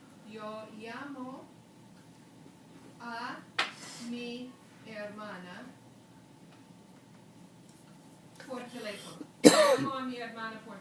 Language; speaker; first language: Spanish; non-native, fluent; English